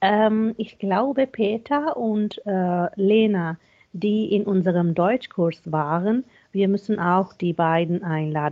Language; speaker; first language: German; non-native, fluent; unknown